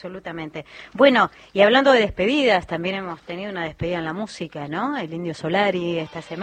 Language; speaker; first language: Spanish; native; Spanish